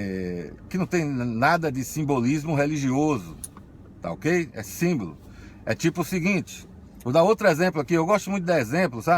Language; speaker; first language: Portuguese; native; Portuguese